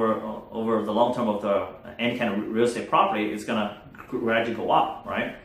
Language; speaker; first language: English; non-native, fluent; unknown